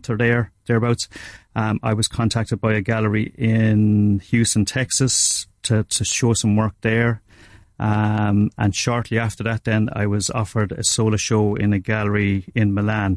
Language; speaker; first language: English; native; English